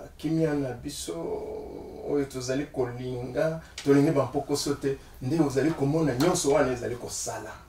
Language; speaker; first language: Lingala; non-native, local second language; Luba-Lulua